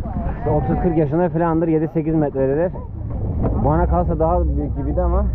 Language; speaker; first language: Turkish; native; Turkish